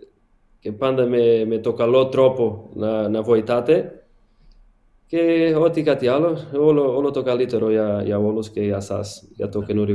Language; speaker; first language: Greek; non-native, learner; Portuguese